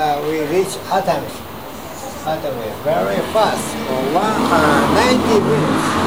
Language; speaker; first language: English; non-native, learner; Japanese